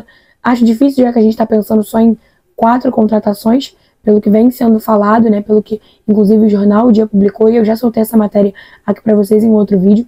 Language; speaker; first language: Portuguese; native; Portuguese